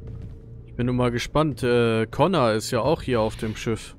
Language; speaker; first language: German; native; German